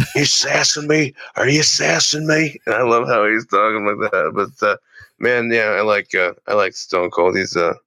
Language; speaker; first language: English; early bilingual, other home language; Italian